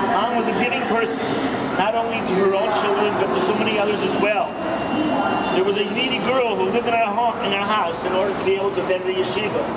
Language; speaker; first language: English; native; English